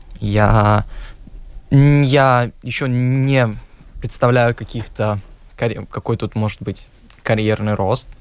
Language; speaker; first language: Russian; native; Russian